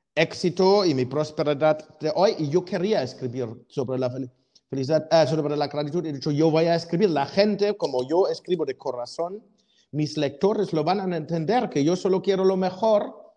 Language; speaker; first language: Spanish; non-native, fluent; German